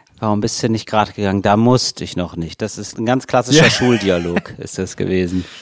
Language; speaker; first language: German; native; German